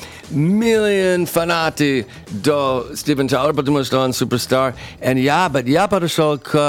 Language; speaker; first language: Russian; non-native, learner; English